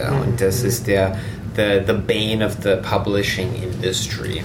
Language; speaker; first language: German; native; German